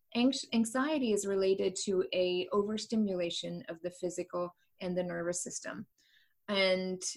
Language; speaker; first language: English; non-native, fluent; German